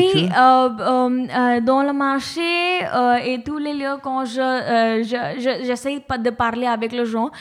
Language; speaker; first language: French; non-native, learner; Hindi